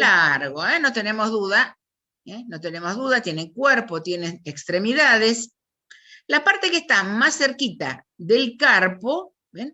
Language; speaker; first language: Spanish; native; Spanish